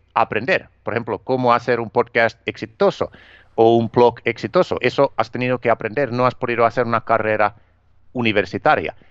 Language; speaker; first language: Spanish; non-native, fluent; Finnish